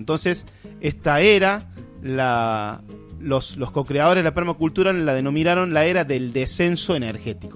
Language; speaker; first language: Spanish; native; Spanish